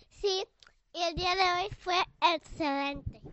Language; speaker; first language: Spanish; early bilingual, heritage; Spanish